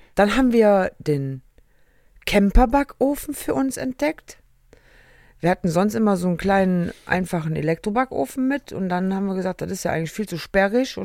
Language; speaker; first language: German; native; German